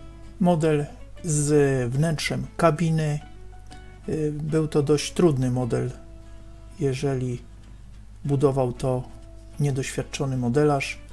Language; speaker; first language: Polish; native; Polish